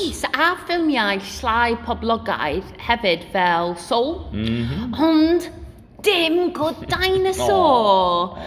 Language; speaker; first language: Welsh; non-native, learner; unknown